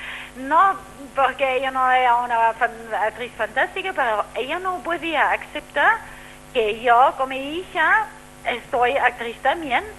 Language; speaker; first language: Spanish; non-native, fluent; German